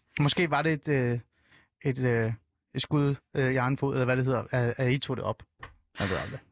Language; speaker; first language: Danish; early bilingual, other home language; Persian